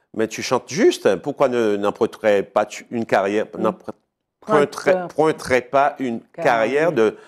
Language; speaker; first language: French; native; French